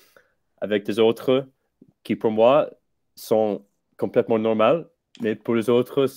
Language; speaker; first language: French; non-native, fluent; English